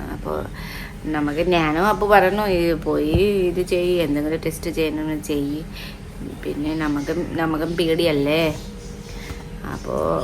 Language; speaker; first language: Malayalam; non-native, learner; Nepali